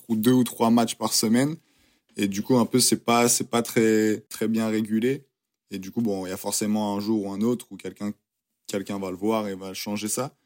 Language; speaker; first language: French; native; French